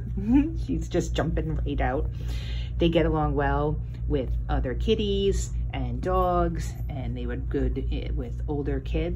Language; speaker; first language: English; native; English